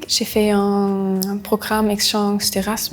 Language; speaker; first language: French; non-native, learner; German